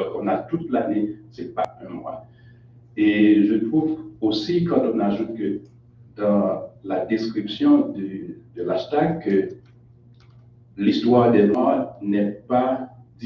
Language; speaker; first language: French; non-native, local second language; Haitian Creole